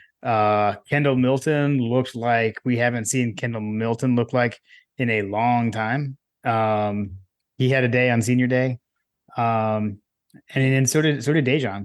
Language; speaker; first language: English; native; English